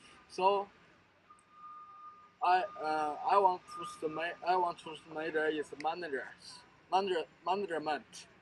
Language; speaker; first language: English; non-native, learner; Chinese